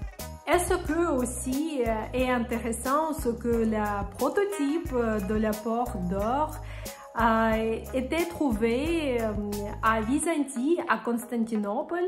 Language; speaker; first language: French; non-native, fluent; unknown